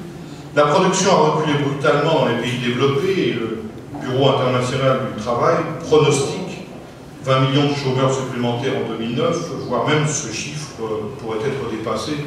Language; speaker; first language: French; native; French